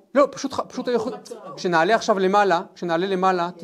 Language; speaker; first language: Hebrew; native; Hebrew